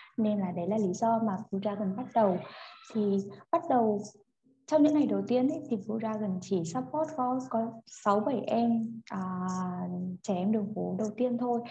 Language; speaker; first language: Vietnamese; native; Vietnamese